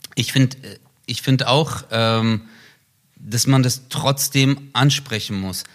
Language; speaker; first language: German; early bilingual, other home language; Turkish